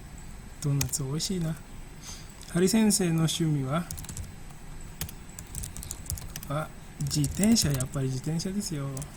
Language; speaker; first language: Japanese; non-native, fluent; Indonesian